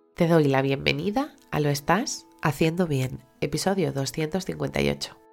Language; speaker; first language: Spanish; native; Spanish